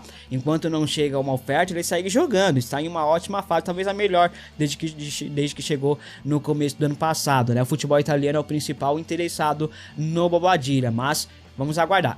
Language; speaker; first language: Portuguese; native; Portuguese